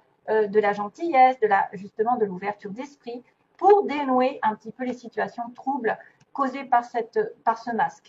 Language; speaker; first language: French; native; French